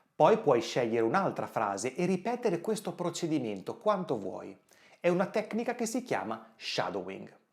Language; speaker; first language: Italian; native; Italian